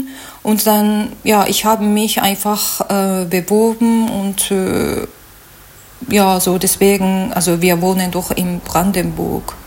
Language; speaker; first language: German; non-native, learner; Japanese